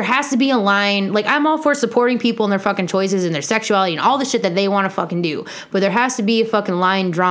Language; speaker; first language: English; native; English